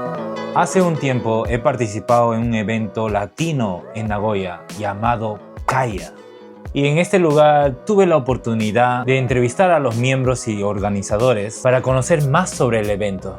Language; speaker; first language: Spanish; native; Spanish